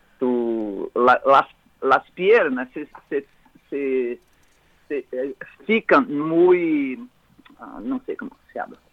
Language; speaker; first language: Spanish; non-native, learner; Portuguese